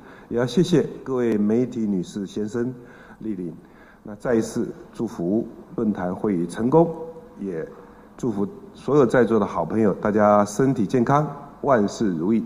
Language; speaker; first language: Chinese; native; Chinese